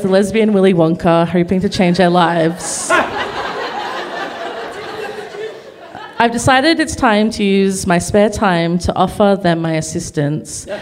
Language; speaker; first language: English; native; English